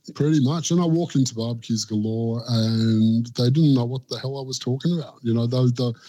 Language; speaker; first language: English; native; English